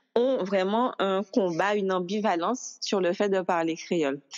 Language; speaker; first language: French; native; French